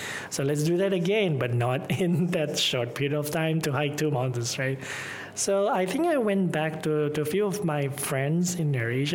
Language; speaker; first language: English; non-native, fluent; Indonesian